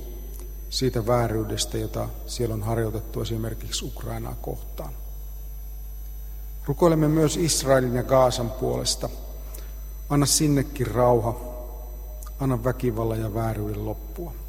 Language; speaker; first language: Finnish; native; Finnish